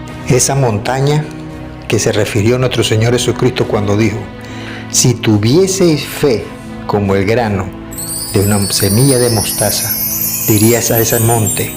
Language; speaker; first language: Spanish; native; Spanish